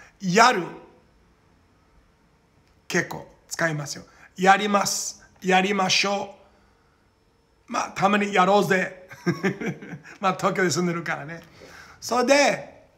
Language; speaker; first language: Japanese; non-native, learner; Portuguese